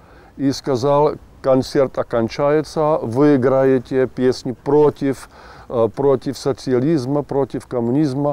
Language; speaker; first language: Russian; non-native, fluent; Czech